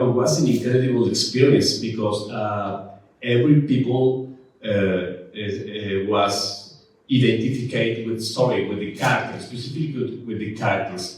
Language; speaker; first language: English; non-native, learner; Spanish